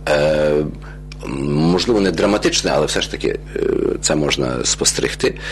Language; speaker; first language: Ukrainian; early bilingual, heritage; Ukrainian